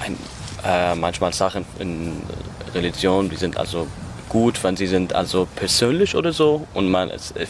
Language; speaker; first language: German; non-native, learner; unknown